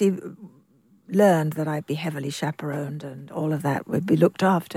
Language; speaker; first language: English; native; English